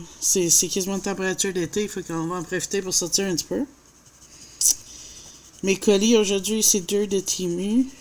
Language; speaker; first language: French; native; French